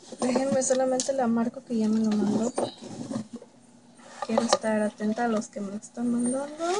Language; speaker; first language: Spanish; early bilingual, heritage; Spanish